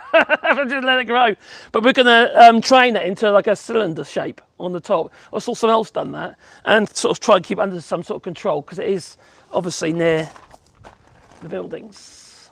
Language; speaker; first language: English; native; English